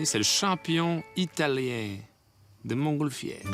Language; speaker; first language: French; native; French